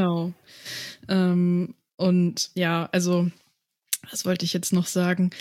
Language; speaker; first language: German; native; German